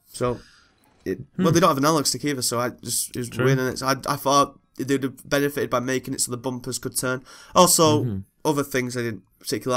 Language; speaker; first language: English; native; English